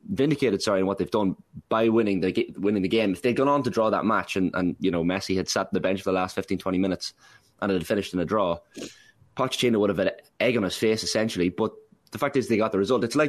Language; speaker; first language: English; native; English